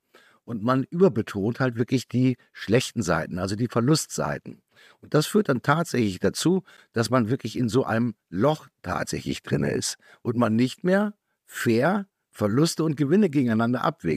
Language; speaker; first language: German; native; German